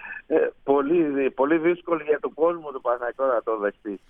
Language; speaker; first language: Greek; non-native, fluent; Spanish